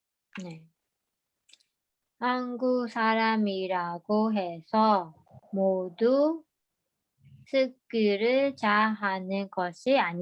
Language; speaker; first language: Korean; non-native, learner; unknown